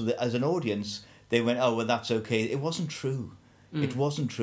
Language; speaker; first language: English; native; English